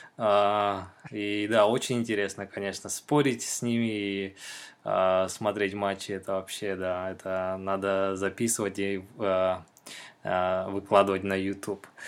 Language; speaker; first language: Russian; non-native, local second language; Kyrgyz